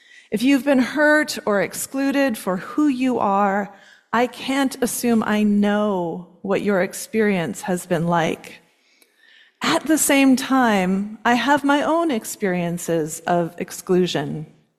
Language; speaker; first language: English; native; English